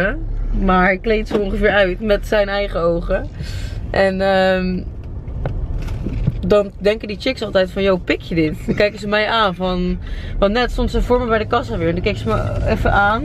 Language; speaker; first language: Dutch; native; Dutch